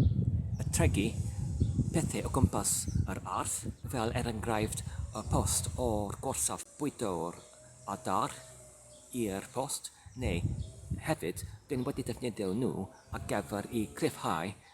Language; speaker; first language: Welsh; non-native, learner; English